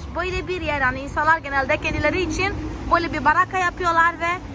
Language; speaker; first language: Turkish; non-native, fluent; Portuguese